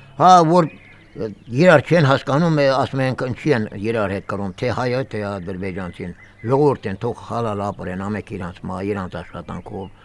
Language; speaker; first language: Armenian; native; Armenian